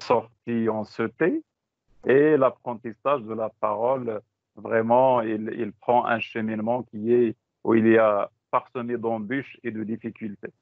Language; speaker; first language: French; non-native, local second language; Tachelhit